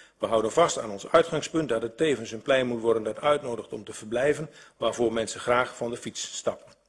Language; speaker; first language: Dutch; native; Dutch